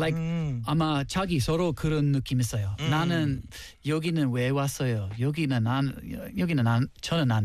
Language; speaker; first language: Korean; non-native, learner; English